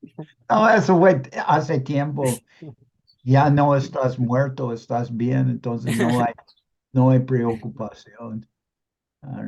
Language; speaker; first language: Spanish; non-native, fluent; English